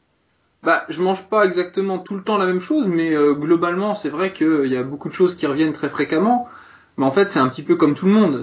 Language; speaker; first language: French; native; French